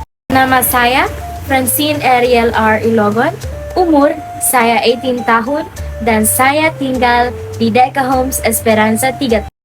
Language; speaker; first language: Indonesian; non-native, learner; Filipino